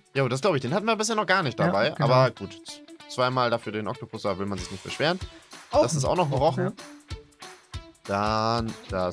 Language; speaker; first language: German; native; German